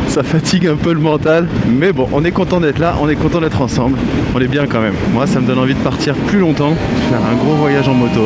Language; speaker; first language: French; native; French